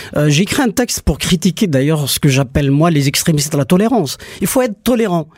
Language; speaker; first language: French; non-native, local second language; Kabyle